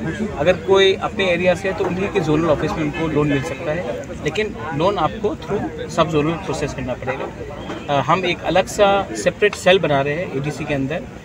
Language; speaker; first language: Hindi; non-native, local second language; Kok Borok